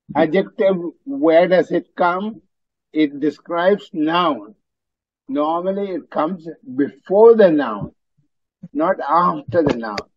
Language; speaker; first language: English; non-native, fluent; Tamil